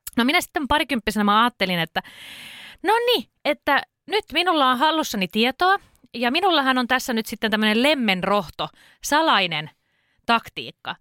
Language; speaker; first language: Finnish; native; Finnish